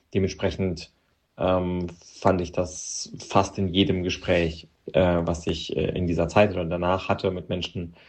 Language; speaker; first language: German; non-native, fluent; Russian